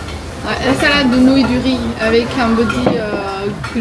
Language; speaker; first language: French; non-native, learner; Chinese